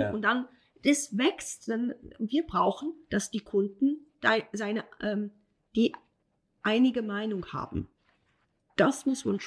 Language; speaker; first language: German; non-native, fluent; Italian